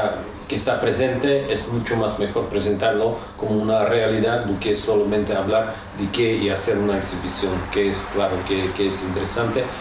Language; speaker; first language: Spanish; non-native, fluent; Czech